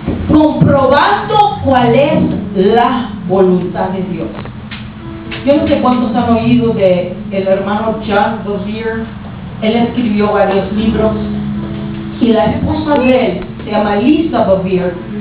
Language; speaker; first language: Spanish; native; Spanish